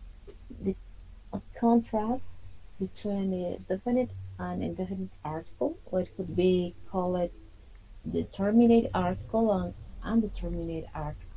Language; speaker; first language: English; non-native, fluent; Spanish